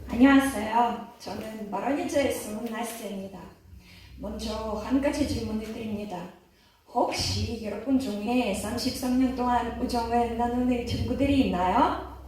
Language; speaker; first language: Korean; non-native, learner; Russian